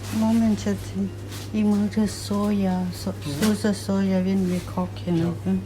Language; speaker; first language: German; non-native, learner; Thai